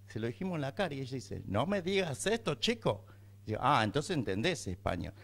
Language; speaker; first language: Spanish; native; Spanish